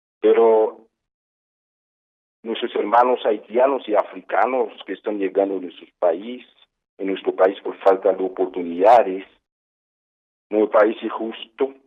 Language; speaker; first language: Spanish; non-native, fluent; Haitian Creole